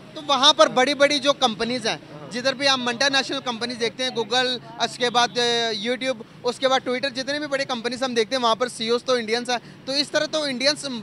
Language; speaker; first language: Urdu; native; Urdu